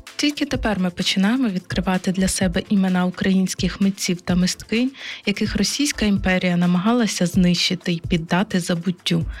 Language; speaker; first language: Ukrainian; native; Ukrainian